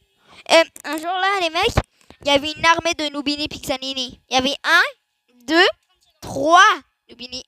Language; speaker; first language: French; native; French